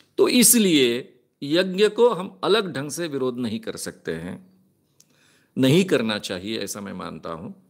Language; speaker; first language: Hindi; non-native, local second language; Marathi